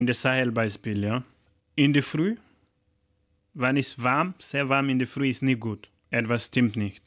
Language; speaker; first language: German; non-native, learner; Fula